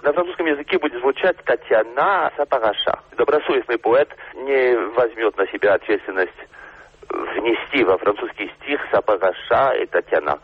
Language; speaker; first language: Russian; non-native, fluent; French